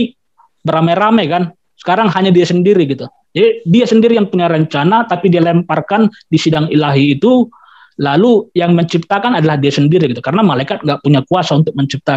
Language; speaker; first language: Indonesian; native; Indonesian